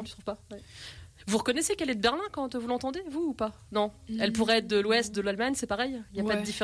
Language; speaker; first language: French; native; French